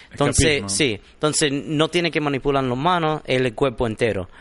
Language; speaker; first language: Spanish; early bilingual, heritage; Spanish